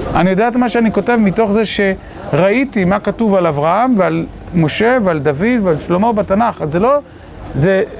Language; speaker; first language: Hebrew; native; Hebrew